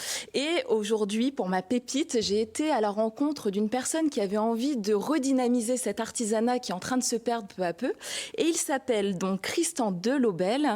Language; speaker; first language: French; native; French